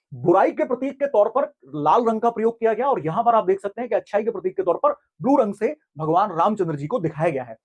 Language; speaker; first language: Hindi; native; Hindi